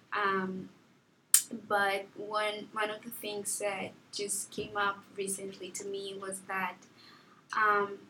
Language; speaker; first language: English; non-native, fluent; Portuguese